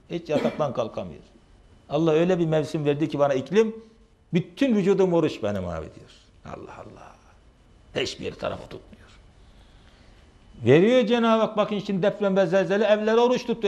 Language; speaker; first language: Turkish; native; Turkish